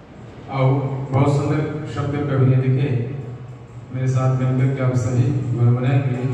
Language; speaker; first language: Hindi; native; Hindi